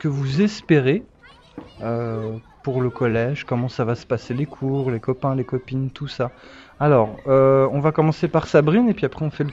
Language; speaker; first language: French; native; French